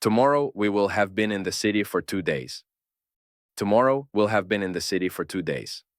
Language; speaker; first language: English; non-native, fluent; Ukrainian